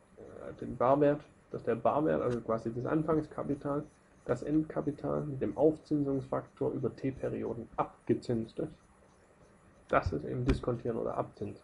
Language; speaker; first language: German; native; German